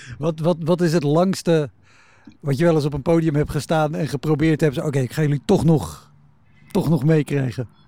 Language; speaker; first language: Dutch; native; Dutch